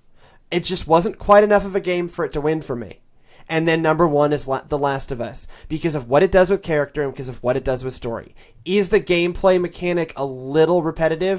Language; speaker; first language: English; native; English